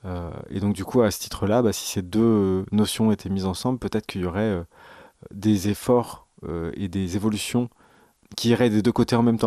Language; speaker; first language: French; native; French